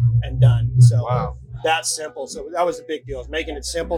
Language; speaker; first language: English; native; English